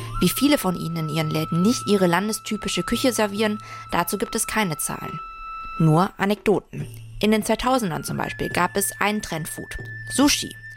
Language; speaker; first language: German; early bilingual, other home language; Vietnamese